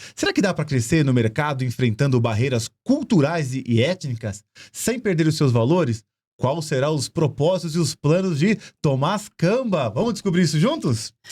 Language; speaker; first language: Portuguese; native; Portuguese